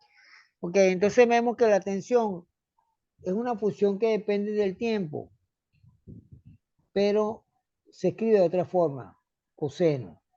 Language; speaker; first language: Spanish; native; Spanish